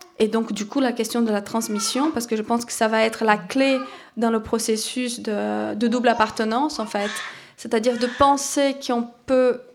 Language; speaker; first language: French; non-native, fluent; Portuguese